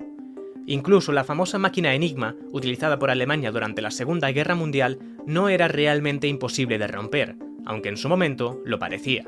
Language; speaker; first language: Spanish; native; Spanish